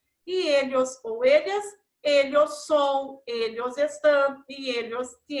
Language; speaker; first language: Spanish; non-native, fluent; Portuguese